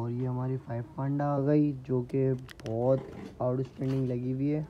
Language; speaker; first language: Hindi; native; Hindi